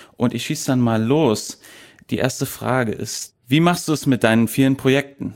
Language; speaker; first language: German; native; German